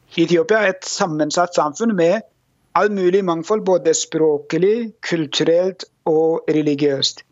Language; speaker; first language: Norwegian; non-native, fluent; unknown